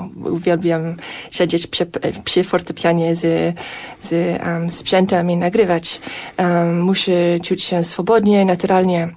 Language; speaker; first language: Polish; non-native, fluent; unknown